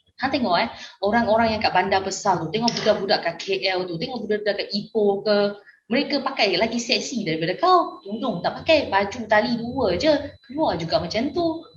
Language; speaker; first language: Malay; non-native, local second language; Min Nan Chinese